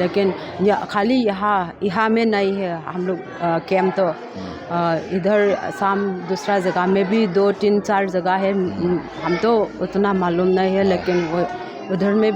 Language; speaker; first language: Hindi; non-native, local second language; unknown